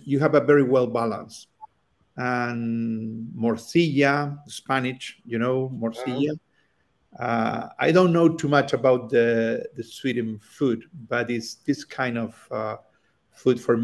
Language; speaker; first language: English; non-native, learner; Spanish